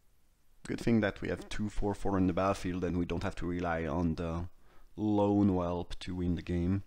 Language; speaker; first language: English; non-native, fluent; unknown